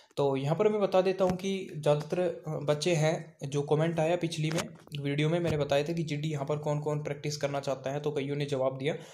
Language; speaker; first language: Hindi; native; Hindi